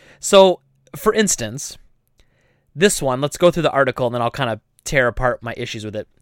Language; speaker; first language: English; native; English